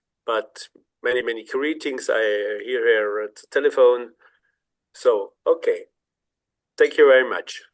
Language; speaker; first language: English; non-native, learner; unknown